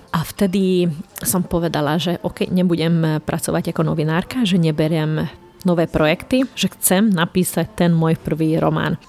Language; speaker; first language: Slovak; non-native, local second language; Hungarian